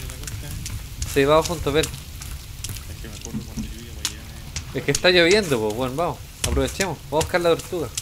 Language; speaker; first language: Spanish; native; Spanish